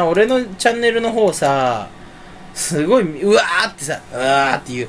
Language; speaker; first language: Japanese; native; Japanese